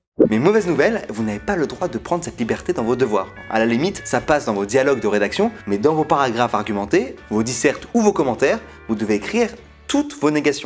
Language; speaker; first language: French; native; French